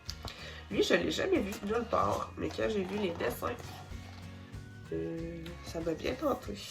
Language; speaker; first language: French; native; French